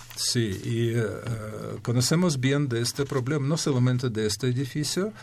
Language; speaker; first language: Spanish; non-native, fluent; Ukrainian